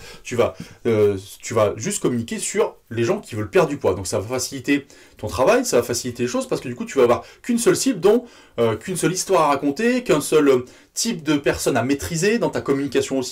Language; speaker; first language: French; native; French